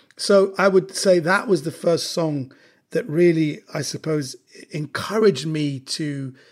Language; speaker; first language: English; native; English